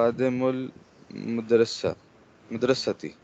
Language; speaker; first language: Arabic; non-native, learner; Urdu